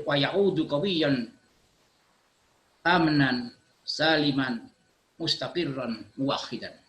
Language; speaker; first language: Arabic; non-native, fluent; Indonesian